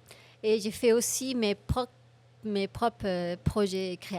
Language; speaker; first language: French; non-native, fluent; Spanish